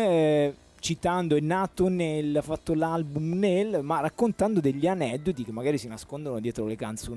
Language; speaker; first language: Italian; native; Italian